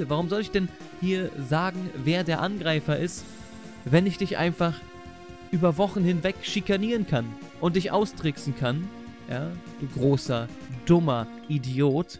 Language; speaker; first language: German; native; German